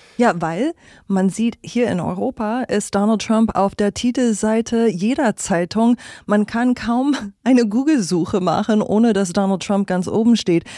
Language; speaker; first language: German; non-native, fluent; English